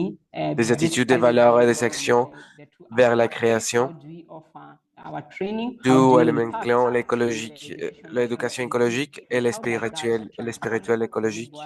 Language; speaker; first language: French; non-native, learner; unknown